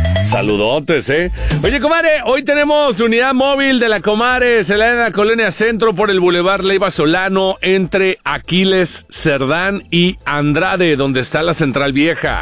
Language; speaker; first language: Spanish; native; Spanish